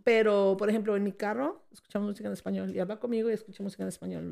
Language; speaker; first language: Spanish; early bilingual, heritage; Spanish